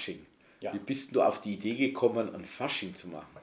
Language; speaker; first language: German; native; German